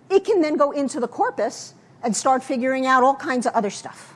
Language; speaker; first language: English; native; English